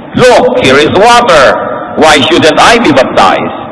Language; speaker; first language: English; non-native, local second language; Filipino